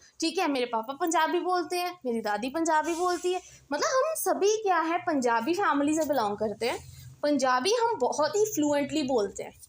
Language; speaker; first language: Hindi; non-native, local second language; Punjabi